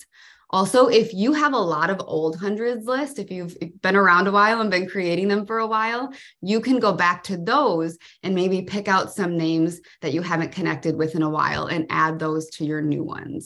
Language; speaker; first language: English; native; English